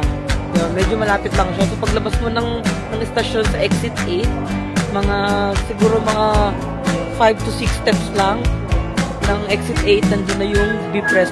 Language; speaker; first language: Filipino; native; Filipino